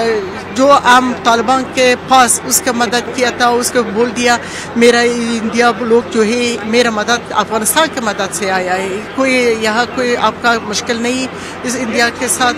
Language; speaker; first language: Hindi; non-native, learner; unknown